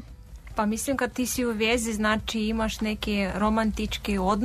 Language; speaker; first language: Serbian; non-native, learner; Russian